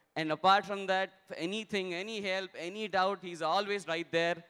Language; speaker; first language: English; non-native, local second language; Telugu